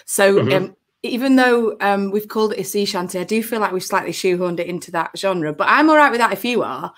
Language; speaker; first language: English; native; English